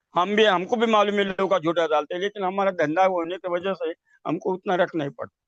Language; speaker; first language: Hindi; non-native, local second language; Marathi